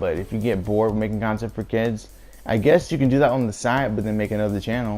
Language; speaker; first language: English; native; English